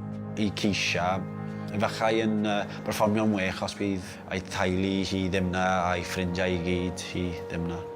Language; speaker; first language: Welsh; non-native, local second language; English